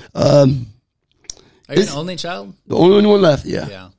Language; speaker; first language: English; native; English